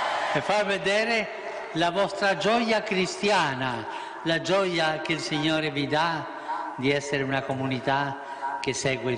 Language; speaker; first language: Italian; non-native, fluent; Spanish